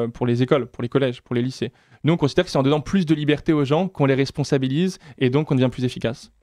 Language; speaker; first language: French; native; French